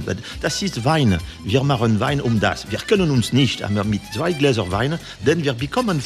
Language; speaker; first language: German; non-native, learner; French